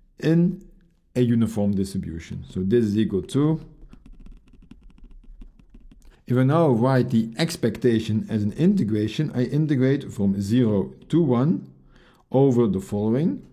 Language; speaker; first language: English; non-native, fluent; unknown